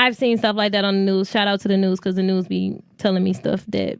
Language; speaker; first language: English; native; English